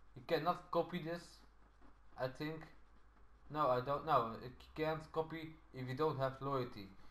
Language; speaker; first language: English; non-native, learner; Dutch